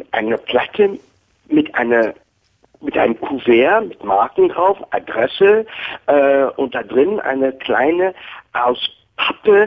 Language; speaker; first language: German; non-native, fluent; English